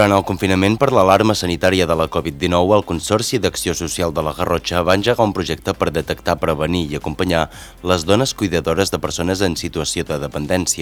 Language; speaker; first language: Catalan; native; Catalan